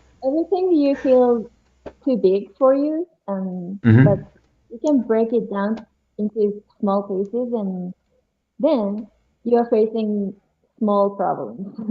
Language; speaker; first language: English; non-native, learner; Japanese